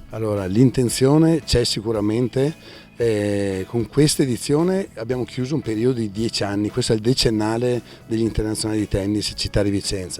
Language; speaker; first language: Italian; native; Italian